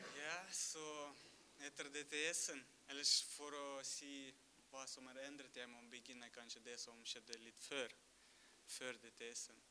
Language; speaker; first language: Norwegian; non-native, fluent; Russian